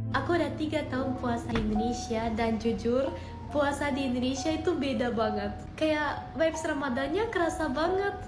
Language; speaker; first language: Indonesian; non-native, fluent; German